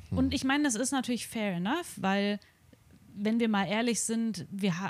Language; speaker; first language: German; native; German